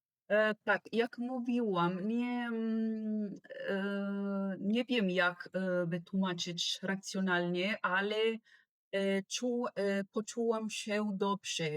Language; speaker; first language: Polish; non-native, learner; Italian